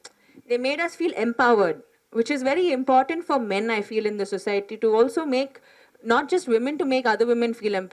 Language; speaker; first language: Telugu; non-native, fluent; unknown